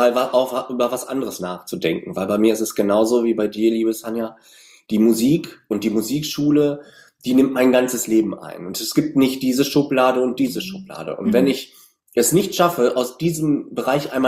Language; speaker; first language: German; native; German